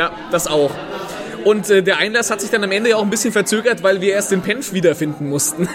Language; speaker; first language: German; native; German